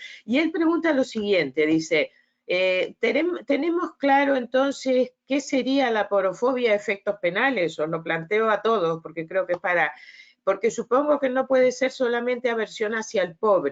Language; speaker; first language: Spanish; native; Spanish